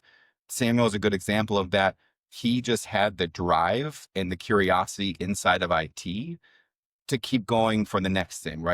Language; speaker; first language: English; native; English